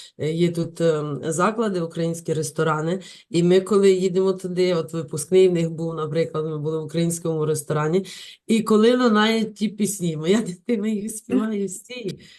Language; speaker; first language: Ukrainian; native; Ukrainian